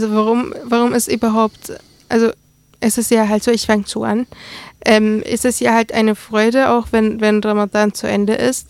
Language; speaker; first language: German; early bilingual, other home language; Arabic